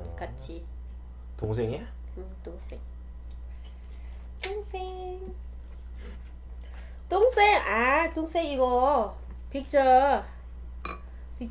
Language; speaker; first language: Korean; non-native, learner; Thai